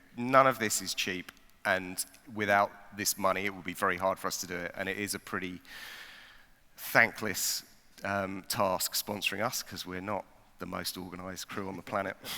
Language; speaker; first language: English; native; English